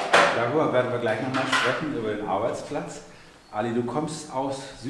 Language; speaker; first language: German; native; German